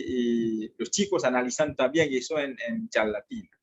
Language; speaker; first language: Spanish; non-native, fluent; French